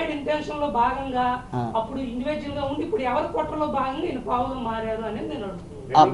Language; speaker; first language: Telugu; native; Telugu